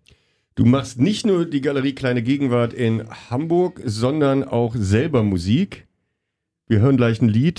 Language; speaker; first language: German; native; German